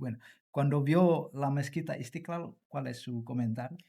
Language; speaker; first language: Spanish; non-native, learner; Indonesian